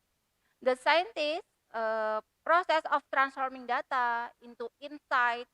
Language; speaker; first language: English; non-native, fluent; Indonesian